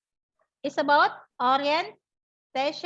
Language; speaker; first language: English; non-native, learner; Indonesian